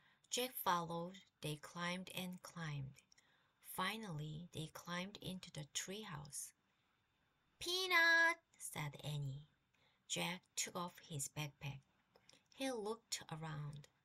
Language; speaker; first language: English; non-native, fluent; Korean